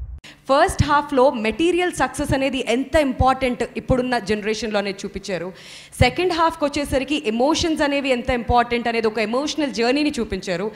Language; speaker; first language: Telugu; native; Telugu